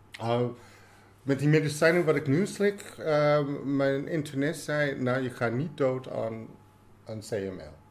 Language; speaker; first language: Dutch; non-native, fluent; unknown